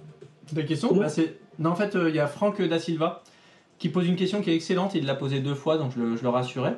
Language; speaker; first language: French; native; French